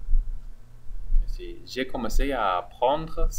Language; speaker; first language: French; non-native, learner; English